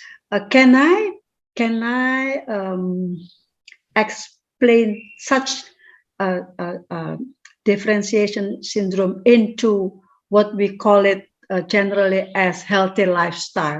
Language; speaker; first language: English; non-native, fluent; Indonesian